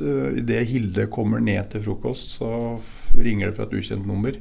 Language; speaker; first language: Norwegian; native; Norwegian